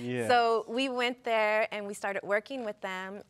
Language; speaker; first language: English; native; English